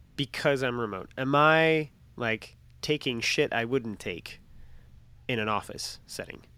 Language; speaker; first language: English; non-native, fluent; French